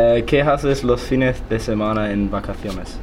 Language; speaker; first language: Spanish; non-native, learner; German